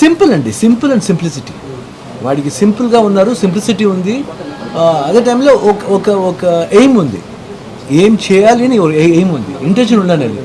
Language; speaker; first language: Telugu; non-native, learner; Kannada